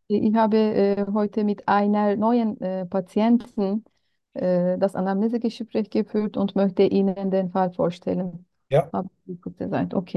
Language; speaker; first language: German; non-native, learner; Turkish